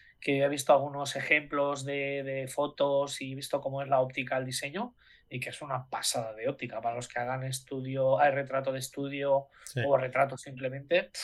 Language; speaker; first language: Spanish; native; Spanish